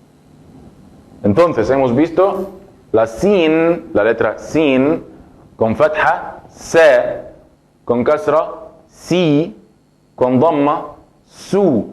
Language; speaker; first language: Spanish; non-native, fluent; Arabic